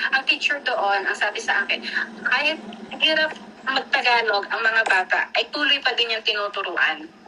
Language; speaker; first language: Filipino; native; Filipino